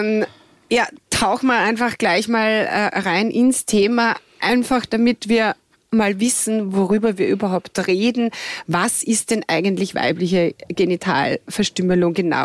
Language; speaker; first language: German; native; German